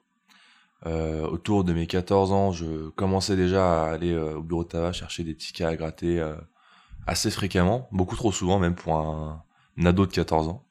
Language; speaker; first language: French; native; French